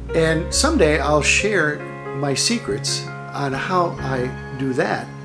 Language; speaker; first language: English; native; English